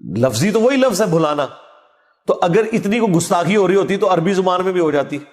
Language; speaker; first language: Urdu; non-native, local second language; Punjabi